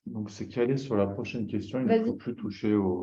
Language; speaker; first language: French; native; French